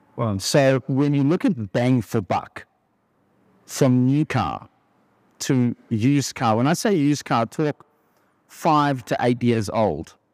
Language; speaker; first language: English; native; English